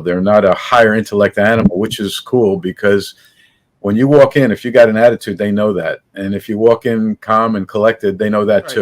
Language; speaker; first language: English; native; English